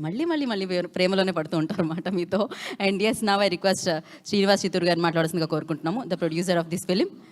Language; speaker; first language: Telugu; native; Telugu